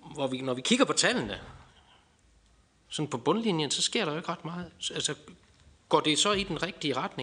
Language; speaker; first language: Danish; native; Danish